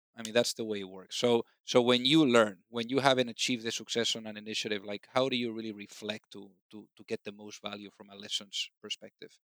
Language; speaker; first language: English; non-native, fluent; Spanish